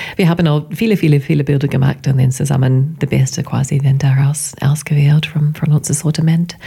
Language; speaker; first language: German; non-native, fluent; English